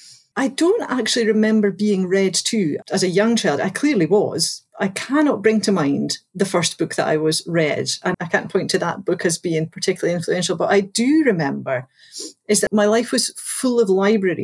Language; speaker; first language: English; native; English